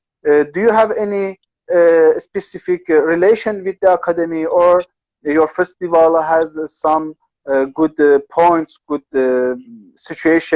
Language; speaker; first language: English; non-native, learner; Persian